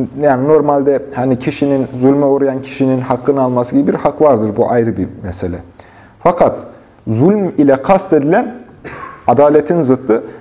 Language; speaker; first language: Turkish; native; Turkish